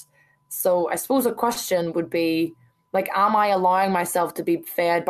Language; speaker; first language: English; native; English